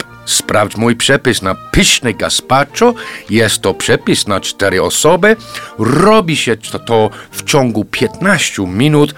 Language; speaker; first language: Polish; non-native, fluent; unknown